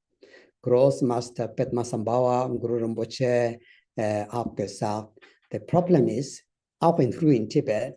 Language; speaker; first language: German; non-native, fluent; Tibetan